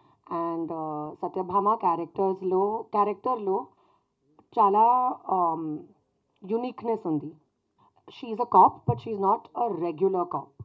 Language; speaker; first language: Telugu; non-native, fluent; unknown